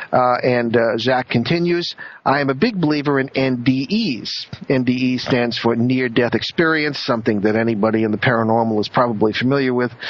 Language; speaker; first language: English; native; English